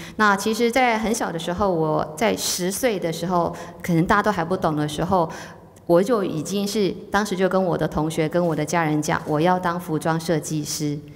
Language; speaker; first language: Chinese; native; Chinese